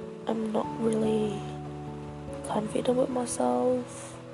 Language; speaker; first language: English; non-native, fluent; Indonesian